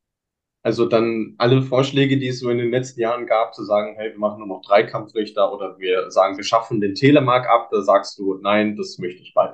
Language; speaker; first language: German; native; German